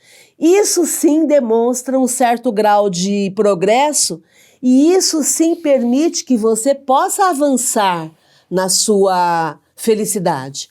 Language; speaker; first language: Portuguese; native; Portuguese